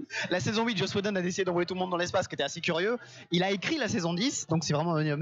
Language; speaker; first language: French; native; French